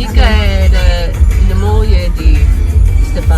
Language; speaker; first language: Italian; non-native, learner; English